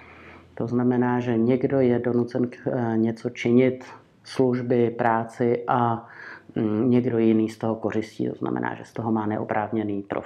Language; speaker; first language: Czech; native; Czech